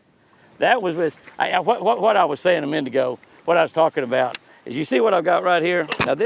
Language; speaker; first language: English; native; English